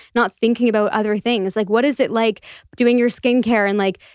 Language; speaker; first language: English; native; English